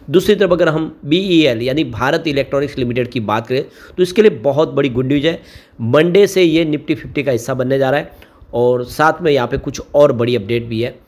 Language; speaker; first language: Hindi; native; Hindi